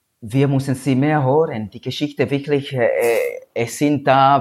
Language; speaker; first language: German; non-native, learner; Swahili